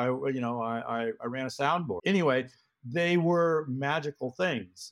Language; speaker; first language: English; native; English